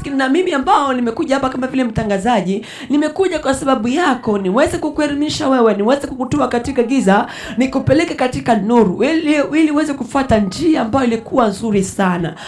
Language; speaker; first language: Swahili; non-native, local second language; Rundi